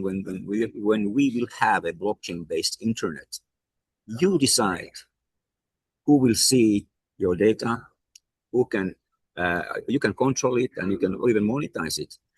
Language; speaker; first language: English; non-native, fluent; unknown